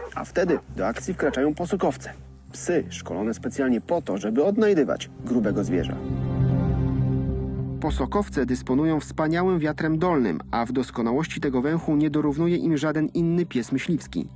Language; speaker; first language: Polish; native; Polish